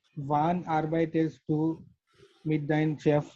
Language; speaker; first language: German; non-native, learner; Gujarati